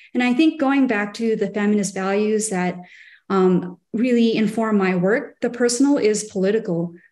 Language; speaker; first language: English; native; English